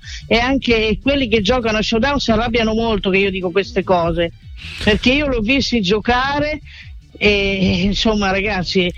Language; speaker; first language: Italian; native; Italian